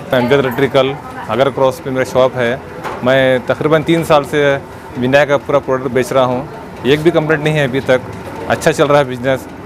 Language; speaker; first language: Hindi; non-native, local second language; Urdu